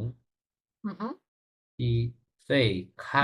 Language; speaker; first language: Chinese; non-native, learner; Indonesian